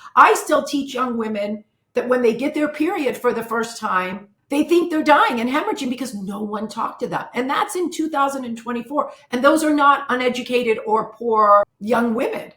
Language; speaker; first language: English; native; English